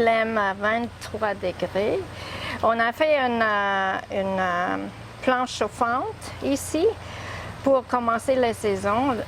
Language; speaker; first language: French; non-native, learner; English